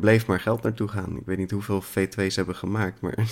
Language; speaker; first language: Dutch; native; Dutch